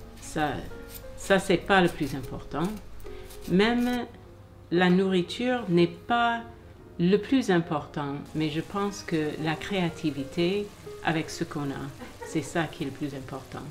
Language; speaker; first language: French; non-native, fluent; English